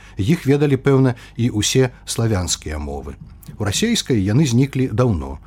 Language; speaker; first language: Belarusian; native; Belarusian